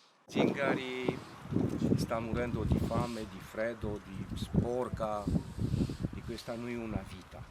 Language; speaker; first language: Italian; non-native, learner; Romanian